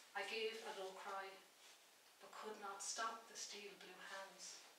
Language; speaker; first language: English; native; English